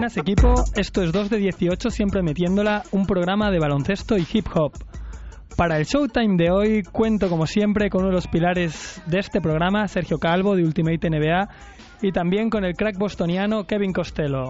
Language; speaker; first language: Spanish; native; Spanish